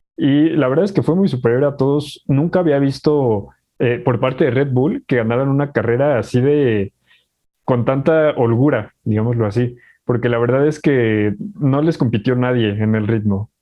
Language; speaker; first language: Spanish; native; Spanish